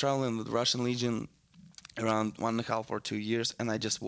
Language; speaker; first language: English; non-native, learner; Russian